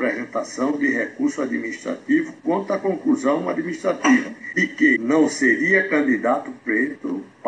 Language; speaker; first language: Portuguese; native; Portuguese